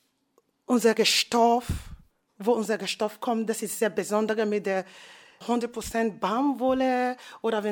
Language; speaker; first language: German; non-native, learner; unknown